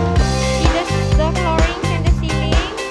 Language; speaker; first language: English; non-native, local second language; Filipino